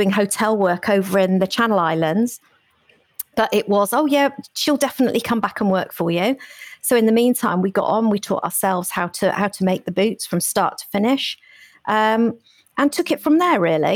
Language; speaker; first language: English; native; English